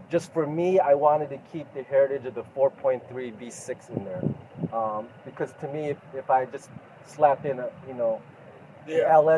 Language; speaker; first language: English; native; English